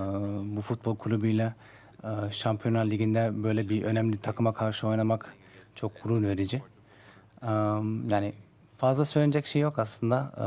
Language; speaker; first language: Turkish; early bilingual, heritage; Turkish